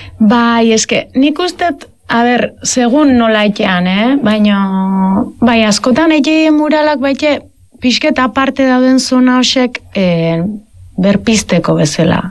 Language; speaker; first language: Basque; native; Basque